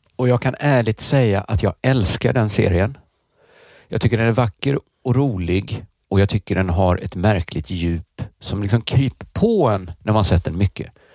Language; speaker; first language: Swedish; native; Swedish